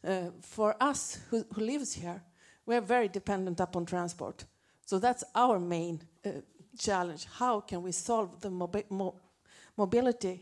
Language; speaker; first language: English; non-native, fluent; Swedish